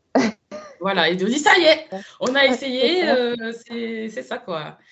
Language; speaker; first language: French; early bilingual, other home language; Spanish